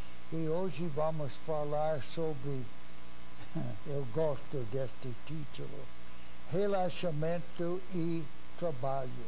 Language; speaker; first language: Portuguese; non-native, fluent; English